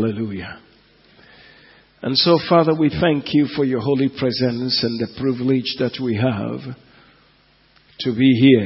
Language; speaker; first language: English; non-native, local second language; Igbo